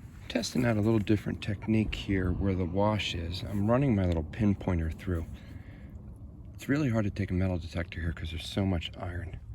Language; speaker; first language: English; native; English